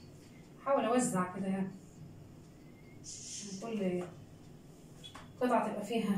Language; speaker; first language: Arabic; native; Arabic